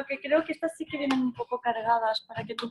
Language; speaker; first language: Spanish; native; Spanish